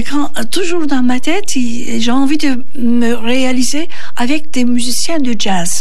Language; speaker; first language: French; non-native, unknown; Turkish